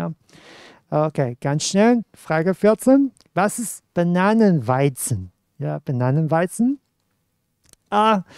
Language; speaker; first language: German; non-native, fluent; Cantonese